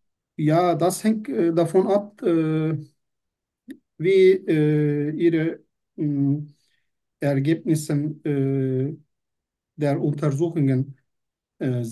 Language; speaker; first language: German; non-native, learner; Turkish